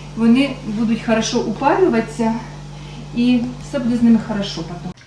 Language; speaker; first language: Ukrainian; native; Ukrainian